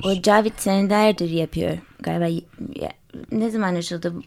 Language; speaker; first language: Turkish; early bilingual, heritage; English